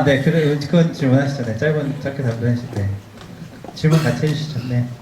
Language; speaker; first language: Korean; native; Korean